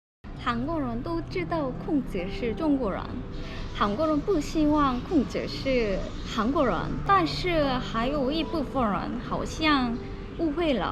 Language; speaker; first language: Chinese; non-native, learner; Korean